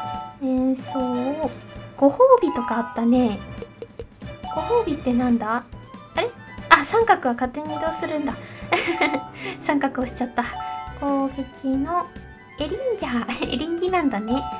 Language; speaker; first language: Japanese; native; Japanese